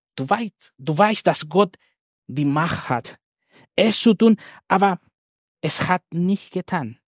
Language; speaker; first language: German; non-native, fluent; Spanish